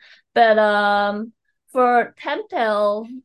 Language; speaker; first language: English; non-native, fluent; Chinese